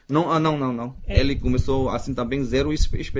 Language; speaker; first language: Portuguese; non-native, fluent; Chinese